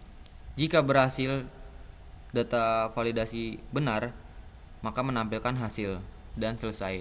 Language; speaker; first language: Indonesian; native; Indonesian